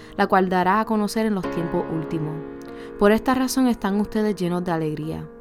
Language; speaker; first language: Spanish; early bilingual, heritage; Spanish